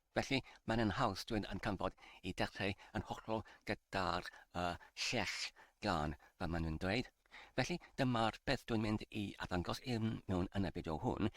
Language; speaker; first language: Welsh; non-native, learner; English